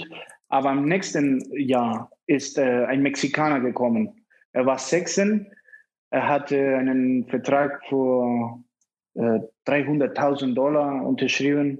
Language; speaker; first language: German; non-native, fluent; Spanish